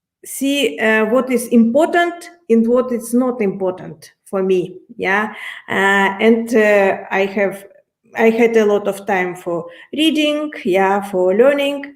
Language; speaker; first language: English; non-native, learner; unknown